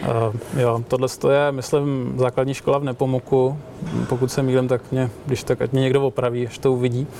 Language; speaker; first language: Czech; native; Czech